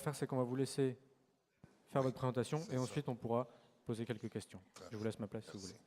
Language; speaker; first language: French; native; French